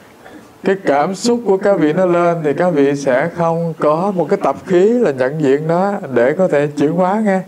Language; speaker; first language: Vietnamese; native; Vietnamese